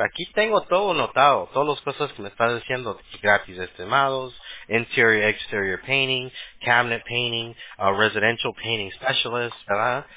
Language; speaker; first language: Spanish; early bilingual, heritage; Spanish